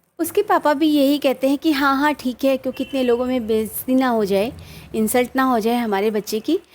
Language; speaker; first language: Hindi; native; Hindi